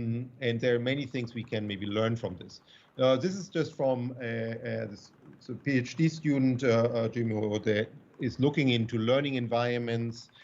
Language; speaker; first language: English; non-native, fluent; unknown